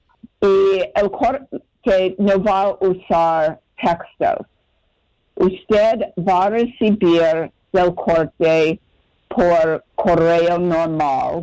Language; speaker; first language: Spanish; non-native, fluent; English